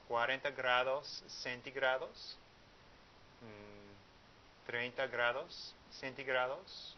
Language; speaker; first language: Spanish; non-native, fluent; English